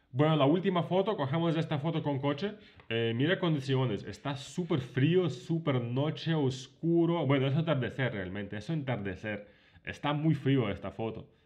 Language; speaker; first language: Spanish; non-native, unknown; Ukrainian